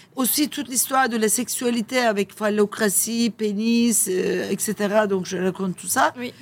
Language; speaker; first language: French; non-native, fluent; Turkish